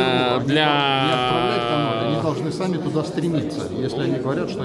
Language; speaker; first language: Russian; native; Russian